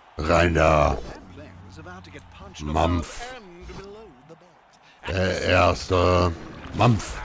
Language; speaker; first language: German; native; German